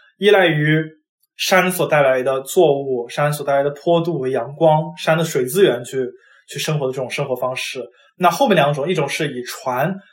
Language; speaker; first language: Chinese; non-native, local second language; Wu Chinese